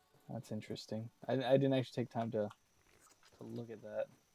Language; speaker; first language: English; early bilingual, other home language; Japanese